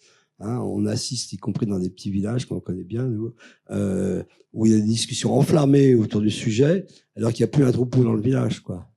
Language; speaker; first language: French; native; French